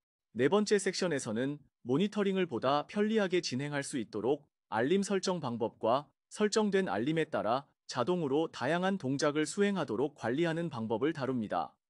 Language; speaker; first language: Korean; native; Korean